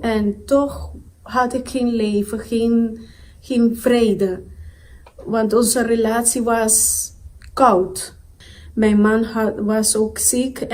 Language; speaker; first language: Dutch; non-native, local second language; Papiamento